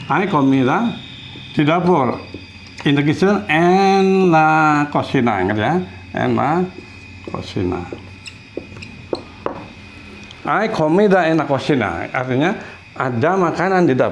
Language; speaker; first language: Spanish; non-native, fluent; Indonesian